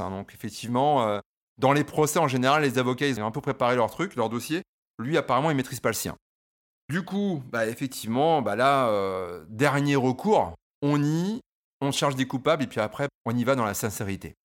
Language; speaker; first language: French; native; French